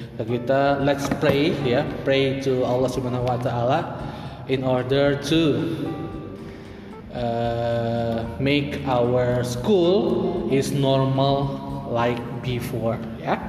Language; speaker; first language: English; non-native, fluent; Indonesian